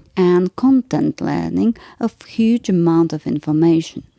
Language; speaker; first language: English; non-native, fluent; Polish